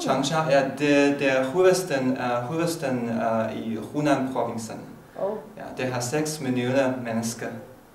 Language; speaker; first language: Danish; non-native, learner; Chinese